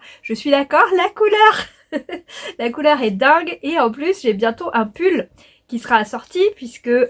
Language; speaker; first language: French; native; French